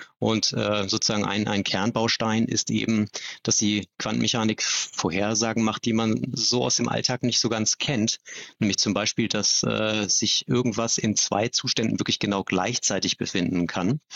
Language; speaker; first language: German; native; German